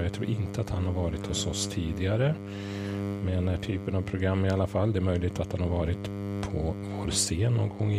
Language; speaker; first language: Swedish; native; Swedish